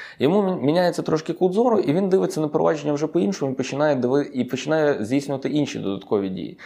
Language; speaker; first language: Ukrainian; native; Ukrainian